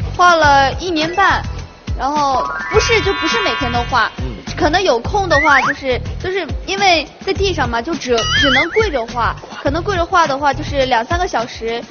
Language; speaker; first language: Chinese; native; Chinese